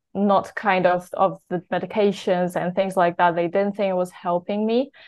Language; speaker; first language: English; non-native, fluent; Polish